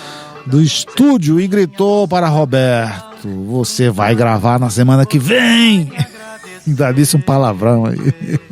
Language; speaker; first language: Portuguese; native; Portuguese